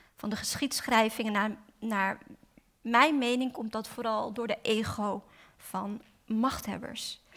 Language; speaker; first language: Dutch; native; Dutch